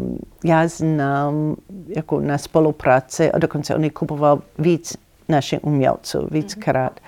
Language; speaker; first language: Czech; non-native, learner; English